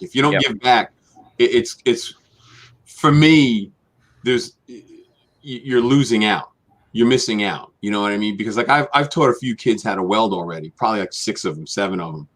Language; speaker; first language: English; native; English